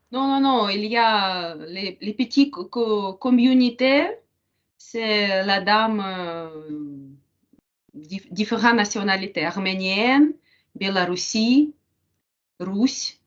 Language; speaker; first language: French; non-native, learner; Ukrainian